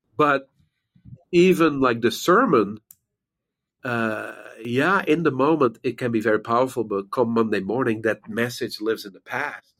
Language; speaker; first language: English; non-native, fluent; Dutch